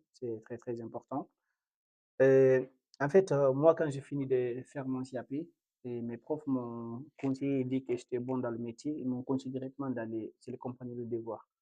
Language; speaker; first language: French; non-native, local second language; Fula